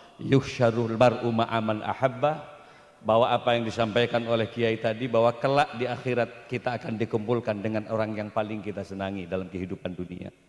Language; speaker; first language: Indonesian; non-native, local second language; Madurese